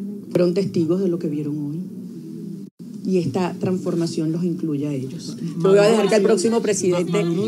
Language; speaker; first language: Spanish; native; Spanish